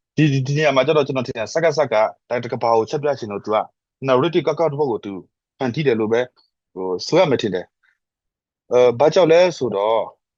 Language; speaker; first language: Burmese; non-native, local second language; S'gaw Karen